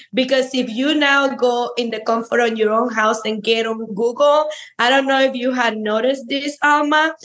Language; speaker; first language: English; non-native, fluent; Spanish